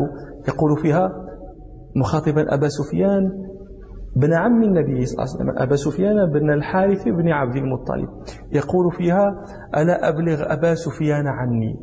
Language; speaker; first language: Arabic; native; Arabic